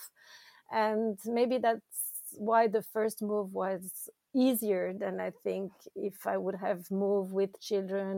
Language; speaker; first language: English; non-native, fluent; French